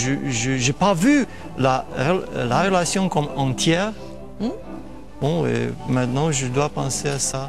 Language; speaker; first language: French; non-native, fluent; Romanian